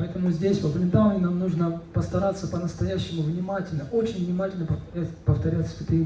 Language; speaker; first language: Russian; native; Russian